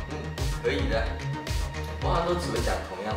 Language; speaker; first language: Chinese; native; Chinese